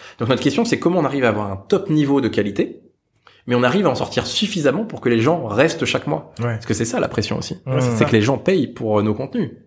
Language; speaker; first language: French; native; French